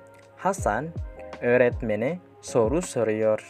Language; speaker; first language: Turkish; non-native, fluent; Indonesian